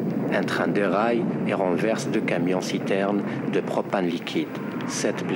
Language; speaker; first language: French; non-native, local second language; Arabic